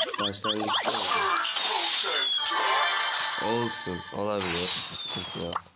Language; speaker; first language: Turkish; native; Turkish